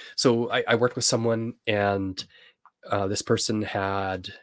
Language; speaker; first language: English; native; English